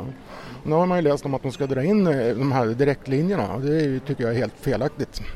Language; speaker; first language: Swedish; native; Swedish